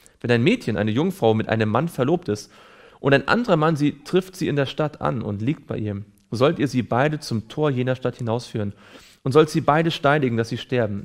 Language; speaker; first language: German; native; German